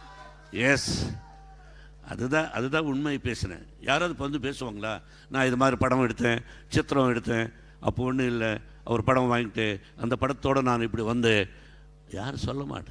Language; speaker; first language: Tamil; non-native, learner; Telugu